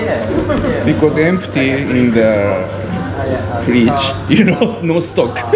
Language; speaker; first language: English; non-native, learner; Japanese